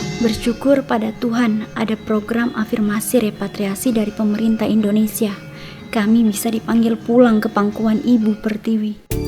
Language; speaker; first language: Indonesian; early bilingual, heritage; Indonesian